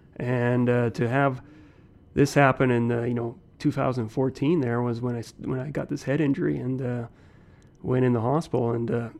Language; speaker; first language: English; native; English